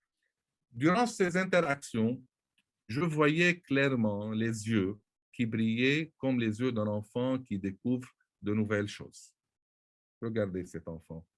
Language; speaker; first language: French; non-native, local second language; Arabic